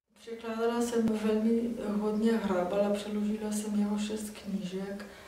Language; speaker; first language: Czech; non-native, fluent; Slovenian